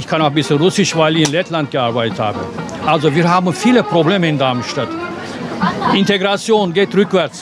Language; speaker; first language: German; non-native, fluent; Turkish